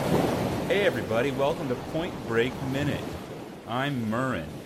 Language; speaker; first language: English; native; English